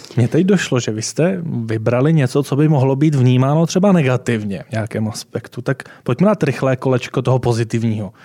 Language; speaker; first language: Czech; native; Czech